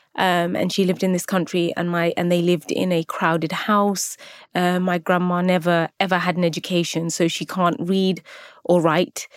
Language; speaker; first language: English; native; English